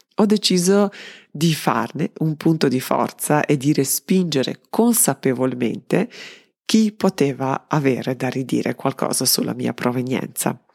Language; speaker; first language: Italian; non-native, fluent; Serbian